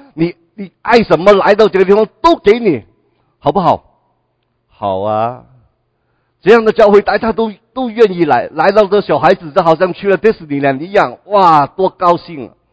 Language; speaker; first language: Chinese; non-native, local second language; Cantonese